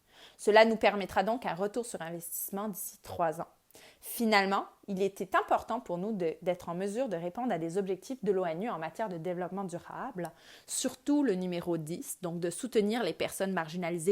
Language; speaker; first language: French; native; French